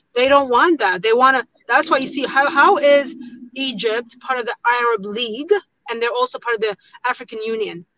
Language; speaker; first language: English; non-native, fluent; Tigrinya